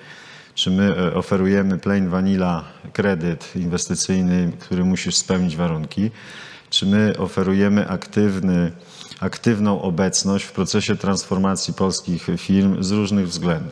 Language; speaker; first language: Polish; native; Polish